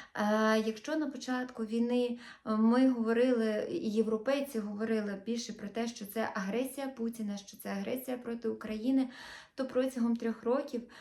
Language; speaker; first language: Ukrainian; non-native, local second language; Russian